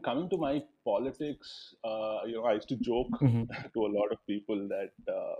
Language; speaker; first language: English; non-native, local second language; Telugu